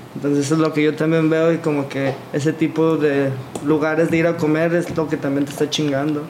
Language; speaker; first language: Spanish; early bilingual, other home language; English